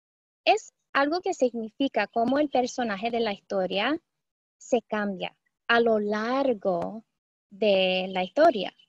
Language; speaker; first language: Spanish; early bilingual, heritage; Spanish